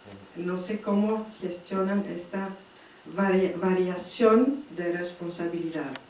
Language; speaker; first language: Spanish; non-native, fluent; French